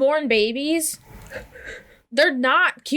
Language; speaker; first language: English; native; English